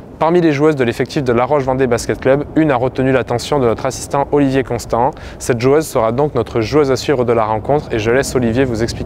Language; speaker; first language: French; native; French